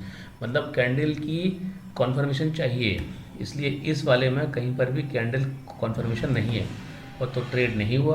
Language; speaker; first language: Hindi; native; Hindi